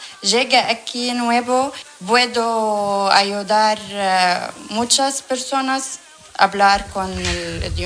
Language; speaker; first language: Spanish; non-native, learner; Arabic